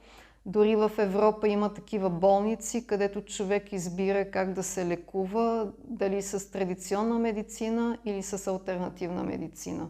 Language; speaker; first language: Bulgarian; non-native, fluent; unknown